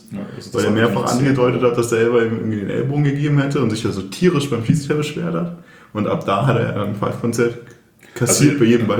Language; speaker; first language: German; native; German